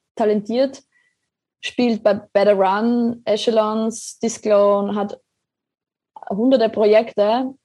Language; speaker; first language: German; native; German